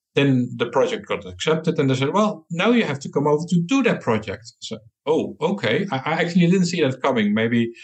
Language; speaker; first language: English; non-native, fluent; Dutch